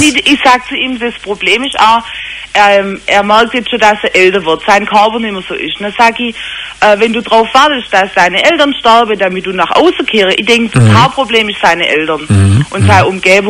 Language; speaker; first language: German; native; German